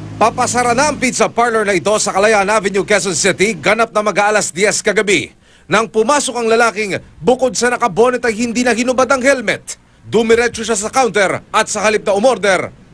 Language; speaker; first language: Filipino; native; Filipino